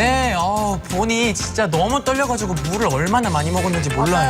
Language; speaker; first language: Korean; native; Korean